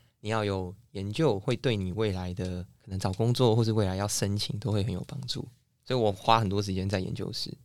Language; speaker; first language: Chinese; native; Chinese